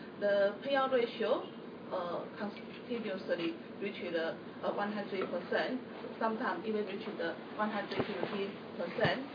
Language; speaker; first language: English; non-native, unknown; Chinese